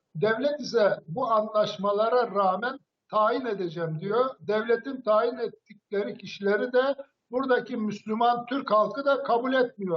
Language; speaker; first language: Turkish; native; Turkish